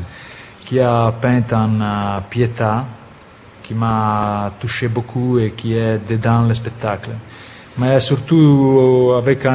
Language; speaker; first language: French; non-native, fluent; Italian